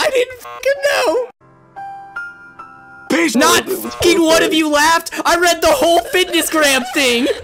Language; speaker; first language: English; native; English